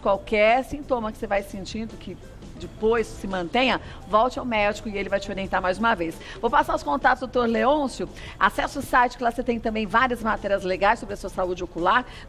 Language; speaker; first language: Portuguese; native; Portuguese